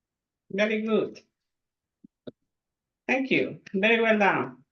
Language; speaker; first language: English; non-native, fluent; Spanish